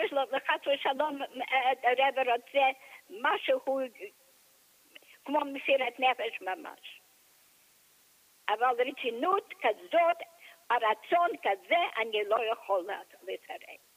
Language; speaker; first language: Hebrew; non-native, fluent; English